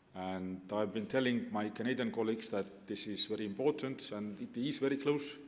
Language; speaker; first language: English; non-native, fluent; Estonian